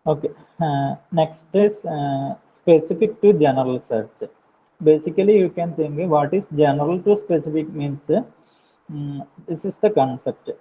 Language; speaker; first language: English; non-native, local second language; Malayalam